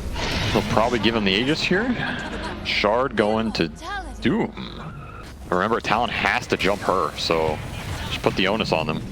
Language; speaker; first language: English; native; English